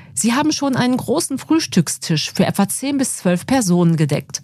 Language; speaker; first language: German; native; German